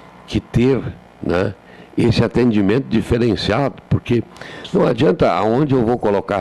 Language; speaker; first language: Portuguese; native; Portuguese